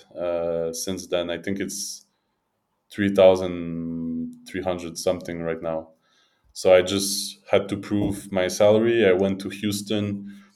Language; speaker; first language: English; native; English